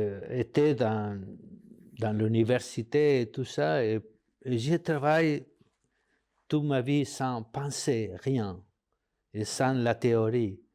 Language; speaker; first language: French; non-native, fluent; Spanish